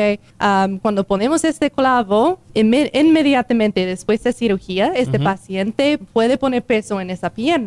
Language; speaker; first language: Spanish; non-native, learner; English